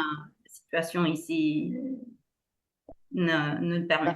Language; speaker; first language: French; non-native, fluent; Spanish